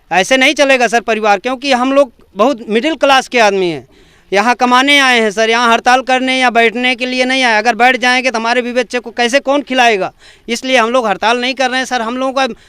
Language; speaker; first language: Hindi; native; Hindi